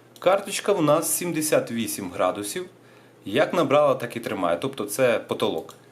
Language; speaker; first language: Ukrainian; non-native, local second language; Russian